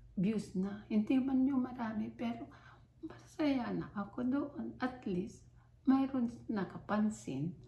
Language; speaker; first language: Filipino; non-native, local second language; Iloko